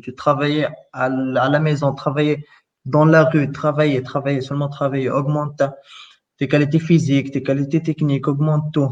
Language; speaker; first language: French; non-native, local second language; Arabic